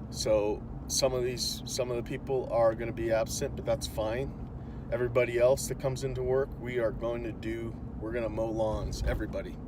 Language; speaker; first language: English; native; English